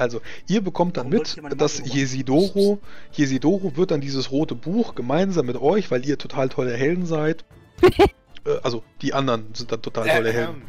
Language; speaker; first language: German; native; German